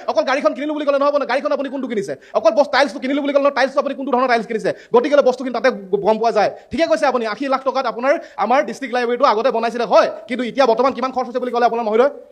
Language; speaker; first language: Assamese; non-native, local second language; Mising